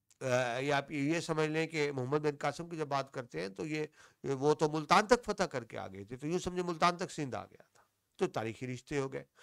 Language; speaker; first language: Urdu; non-native, local second language; Punjabi